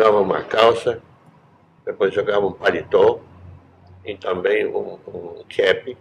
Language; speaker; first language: Portuguese; non-native, fluent; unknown